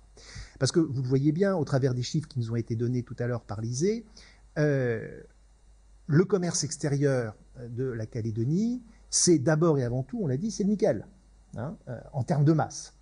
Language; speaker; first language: French; native; French